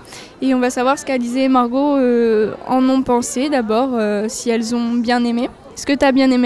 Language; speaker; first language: French; native; French